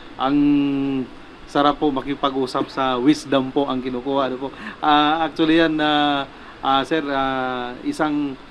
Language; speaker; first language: Filipino; non-native, local second language; Bikol